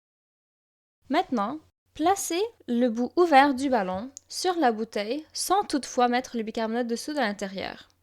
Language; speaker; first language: French; native; French